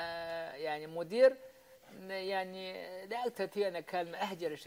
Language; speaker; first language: Arabic; non-native, learner; Chinese